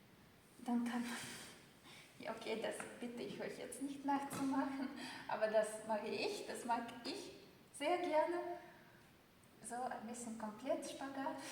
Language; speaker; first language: German; non-native, fluent; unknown